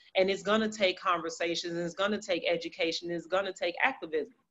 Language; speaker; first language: English; native; English